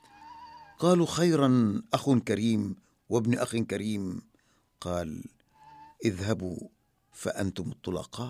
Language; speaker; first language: Arabic; native; Arabic